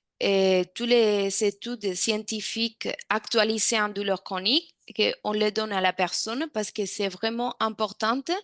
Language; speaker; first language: French; non-native, fluent; Spanish